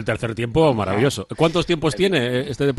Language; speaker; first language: Spanish; native; Spanish